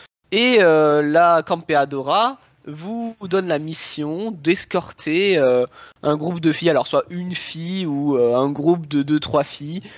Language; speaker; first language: French; native; French